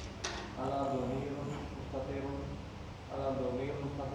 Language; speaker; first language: Arabic; non-native, learner; Indonesian